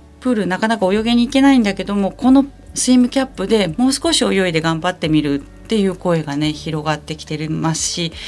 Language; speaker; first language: Japanese; native; Japanese